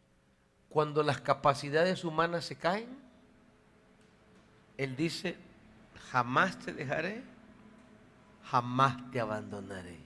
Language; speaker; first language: Spanish; native; Spanish